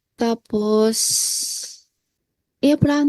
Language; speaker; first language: Filipino; non-native, learner; Chinese